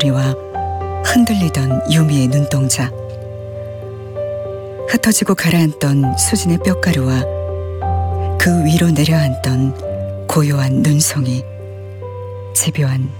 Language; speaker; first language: Korean; native; Korean